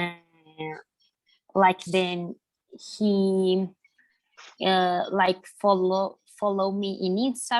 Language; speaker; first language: English; non-native, learner; Spanish